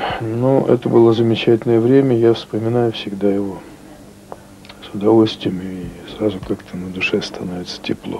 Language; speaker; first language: Russian; native; Russian